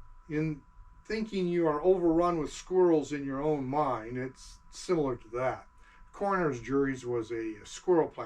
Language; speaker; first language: English; native; English